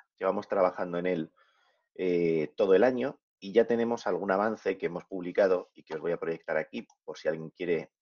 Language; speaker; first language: Spanish; native; Spanish